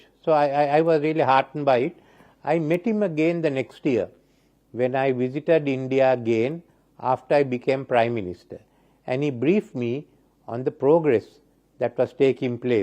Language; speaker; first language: English; non-native, local second language; Sinhala